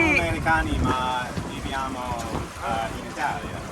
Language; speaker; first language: Italian; non-native, learner; English